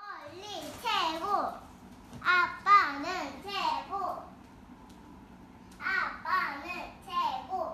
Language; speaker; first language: Korean; early bilingual, heritage; Korean